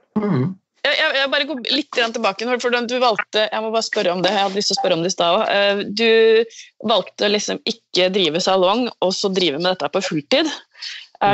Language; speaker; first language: Norwegian; native; Norwegian